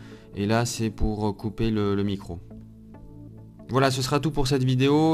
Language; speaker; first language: French; native; French